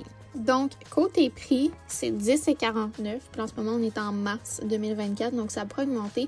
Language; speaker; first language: French; native; French